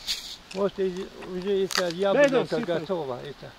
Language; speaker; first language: Russian; non-native, local second language; Uzbek